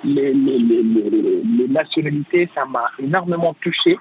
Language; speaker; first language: French; non-native, fluent; Arabic